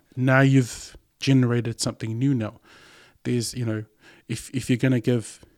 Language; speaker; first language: English; non-native, local second language; Samoan